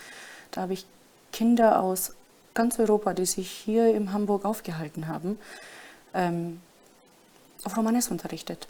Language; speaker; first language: German; non-native, fluent; Romany